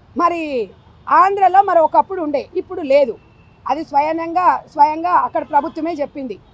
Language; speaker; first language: Telugu; native; Telugu